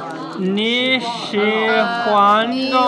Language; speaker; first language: Chinese; non-native, learner; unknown